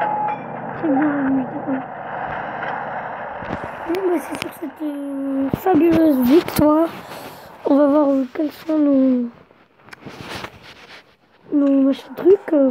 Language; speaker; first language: French; native; French